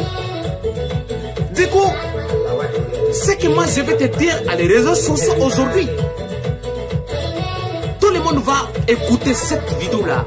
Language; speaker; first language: French; non-native, local second language; Bambara